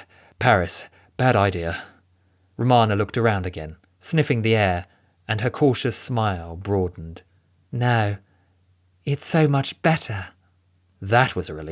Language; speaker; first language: English; native; English